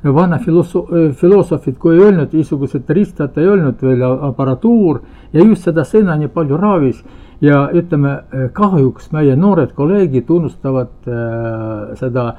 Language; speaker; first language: Estonian; non-native, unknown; Ukrainian